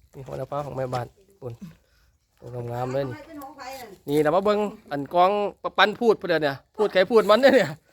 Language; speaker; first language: Thai; native; Thai